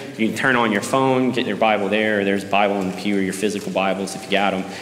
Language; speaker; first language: English; native; English